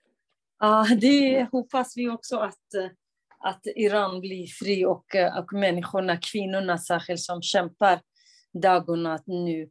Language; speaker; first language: Swedish; non-native, fluent; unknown